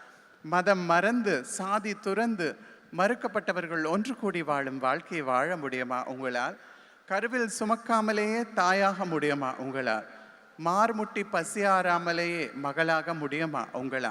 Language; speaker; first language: Tamil; native; Tamil